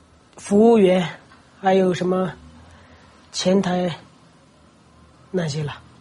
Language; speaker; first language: Chinese; non-native, local second language; Tibetan